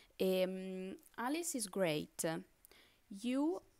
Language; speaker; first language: English; non-native, fluent; Italian